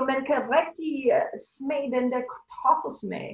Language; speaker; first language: Danish; non-native, fluent; English